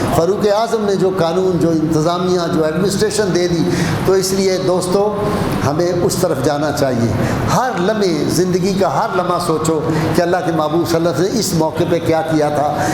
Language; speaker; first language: Urdu; non-native, local second language; Punjabi